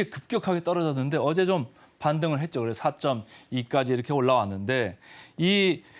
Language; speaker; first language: Korean; native; Korean